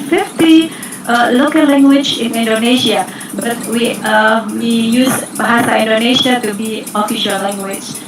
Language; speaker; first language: English; non-native, learner; Indonesian